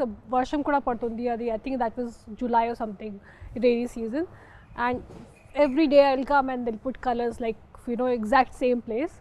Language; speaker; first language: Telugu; non-native, local second language; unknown